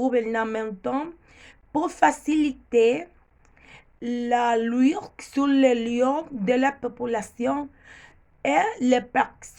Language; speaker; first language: French; non-native, learner; Spanish